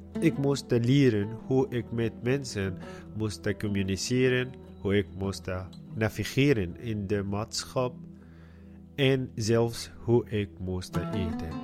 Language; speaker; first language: Dutch; non-native, learner; Arabic